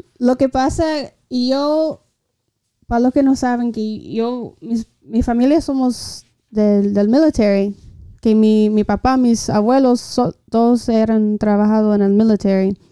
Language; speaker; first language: Spanish; non-native, fluent; English